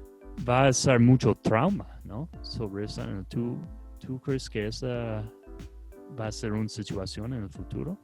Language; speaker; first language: Spanish; non-native, fluent; English